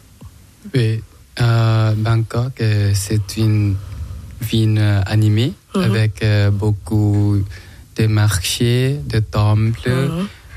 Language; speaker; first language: French; non-native, learner; Thai